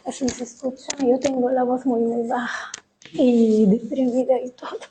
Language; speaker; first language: Spanish; non-native, fluent; Arabic